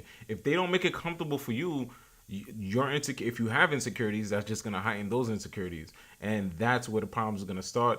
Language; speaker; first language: English; native; English